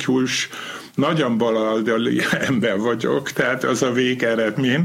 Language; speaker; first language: Hungarian; non-native, fluent; Dutch